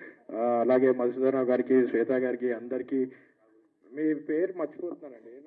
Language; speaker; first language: Telugu; native; Telugu